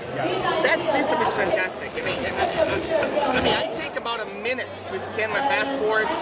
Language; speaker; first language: English; non-native, fluent; Portuguese